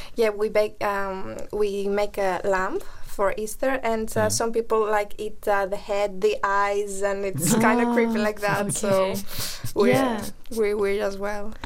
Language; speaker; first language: English; non-native, fluent; Greek